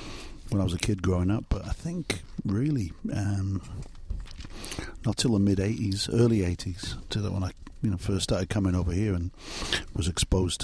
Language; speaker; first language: English; native; English